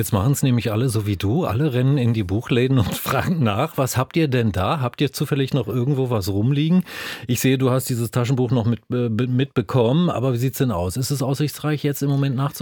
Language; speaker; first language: German; native; German